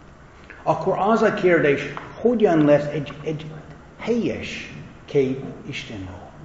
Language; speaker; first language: Hungarian; non-native, fluent; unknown